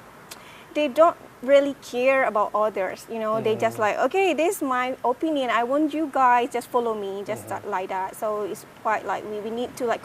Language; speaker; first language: English; non-native, fluent; Thai